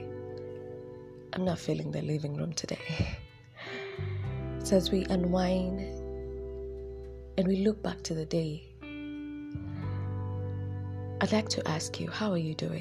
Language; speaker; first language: English; non-native, local second language; Swahili